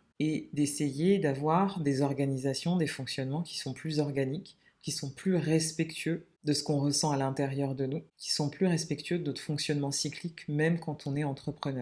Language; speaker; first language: French; native; French